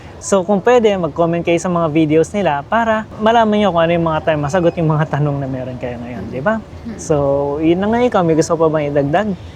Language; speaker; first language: Filipino; native; Filipino